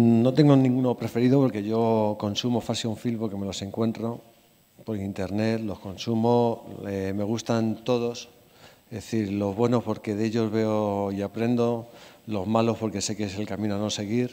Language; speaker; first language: Spanish; native; Spanish